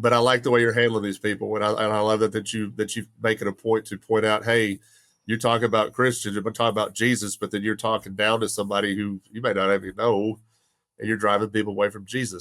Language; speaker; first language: English; native; English